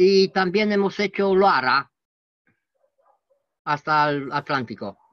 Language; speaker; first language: Spanish; non-native, learner; French